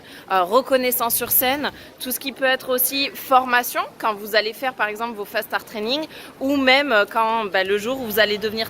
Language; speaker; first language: French; native; French